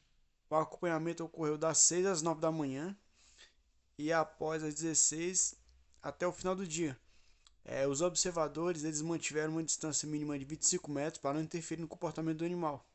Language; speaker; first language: Portuguese; native; Portuguese